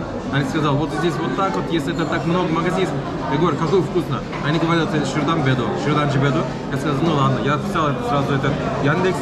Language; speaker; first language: Russian; non-native, learner; Turkish